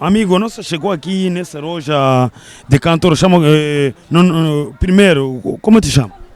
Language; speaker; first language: Portuguese; non-native, learner; Kinyarwanda